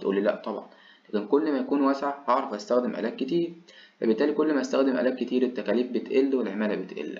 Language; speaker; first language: Arabic; native; Arabic